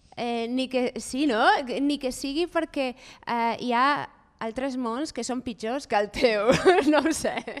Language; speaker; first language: Catalan; non-native, fluent; Spanish